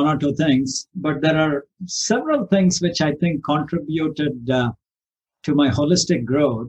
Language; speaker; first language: English; non-native, local second language; Kannada